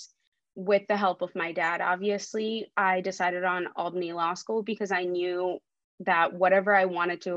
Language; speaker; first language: English; early bilingual, other home language; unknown